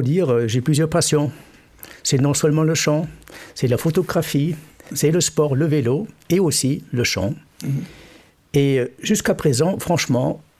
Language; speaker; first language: French; non-native, fluent; German